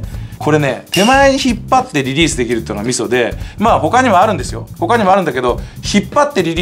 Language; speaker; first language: Japanese; native; Japanese